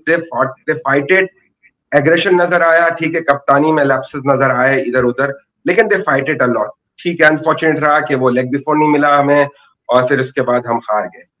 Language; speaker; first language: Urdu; native; Urdu